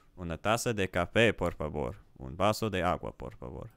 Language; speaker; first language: Spanish; non-native, learner; English